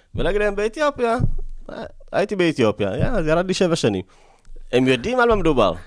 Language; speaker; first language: Hebrew; early bilingual, other home language; Amharic